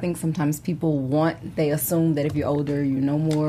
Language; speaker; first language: English; native; English